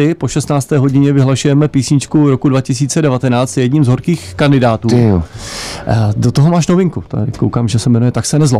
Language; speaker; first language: Czech; native; Czech